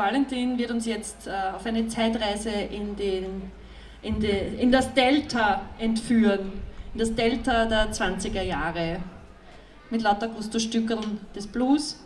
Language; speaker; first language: German; native; German